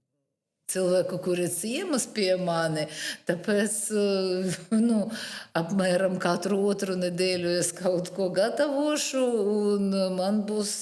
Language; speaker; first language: Latvian; non-native, learner; Russian